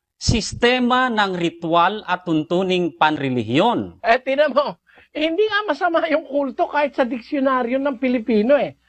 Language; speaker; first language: Filipino; native; Filipino